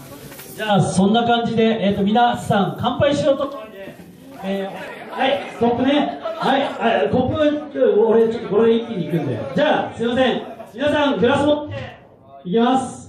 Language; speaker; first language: Japanese; native; Japanese